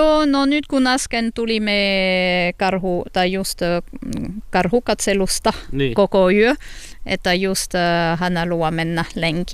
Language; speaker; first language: Finnish; non-native, learner; French